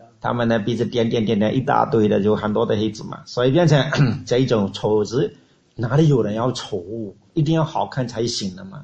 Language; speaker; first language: Chinese; non-native, learner; Burmese